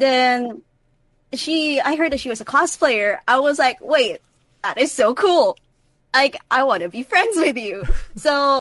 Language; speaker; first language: English; non-native, local second language; Filipino